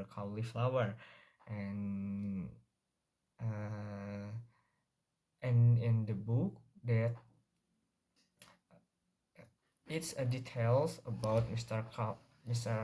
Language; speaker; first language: English; non-native, learner; Indonesian